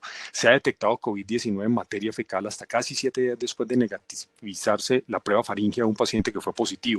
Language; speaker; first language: Spanish; native; Spanish